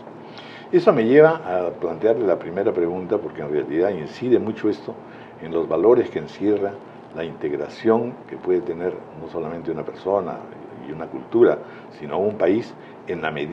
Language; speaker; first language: Spanish; native; Spanish